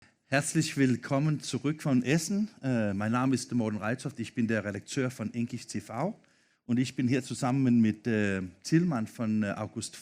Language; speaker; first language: German; non-native, fluent; Danish